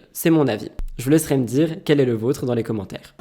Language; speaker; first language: French; native; French